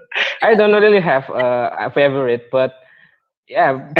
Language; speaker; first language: English; non-native, learner; Indonesian